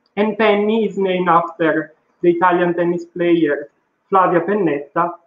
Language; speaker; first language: English; non-native, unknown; Italian